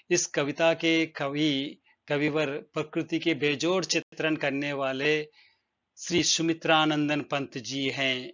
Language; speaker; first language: Hindi; non-native, local second language; Telugu